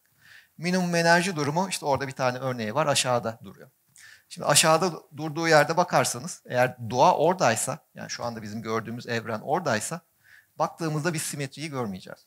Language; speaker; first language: Turkish; native; Turkish